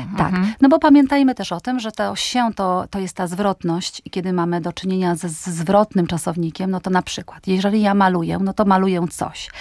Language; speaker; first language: Polish; native; Polish